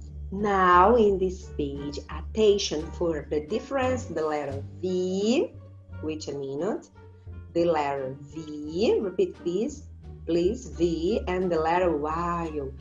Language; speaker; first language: English; non-native, learner; Portuguese